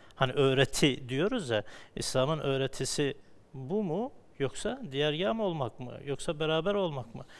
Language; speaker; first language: Turkish; native; Turkish